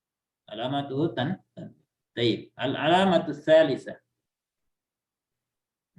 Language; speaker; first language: Arabic; non-native, fluent; Indonesian